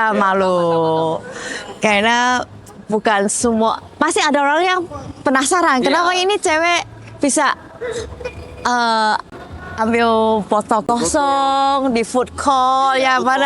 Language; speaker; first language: Indonesian; early bilingual, heritage; Indonesian